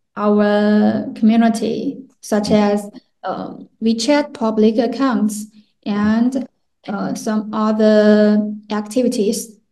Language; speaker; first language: English; non-native, fluent; Chinese